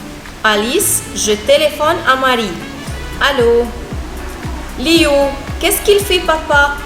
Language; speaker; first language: French; non-native, fluent; Arabic